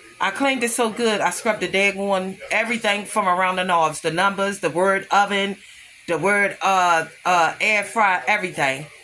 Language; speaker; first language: English; native; English